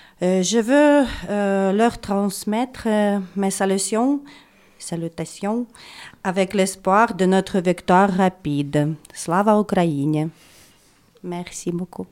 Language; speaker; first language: French; non-native, learner; Ukrainian